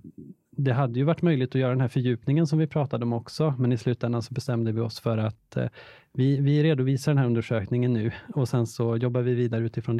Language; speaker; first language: Swedish; native; Swedish